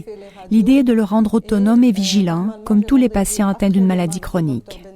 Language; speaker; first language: French; native; French